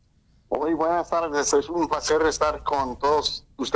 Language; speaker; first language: Spanish; early bilingual, heritage; English